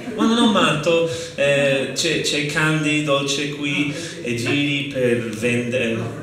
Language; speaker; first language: Italian; non-native, learner; English